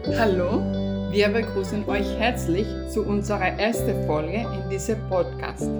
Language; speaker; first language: German; non-native, fluent; Spanish